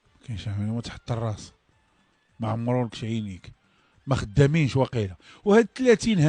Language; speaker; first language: Arabic; native; Arabic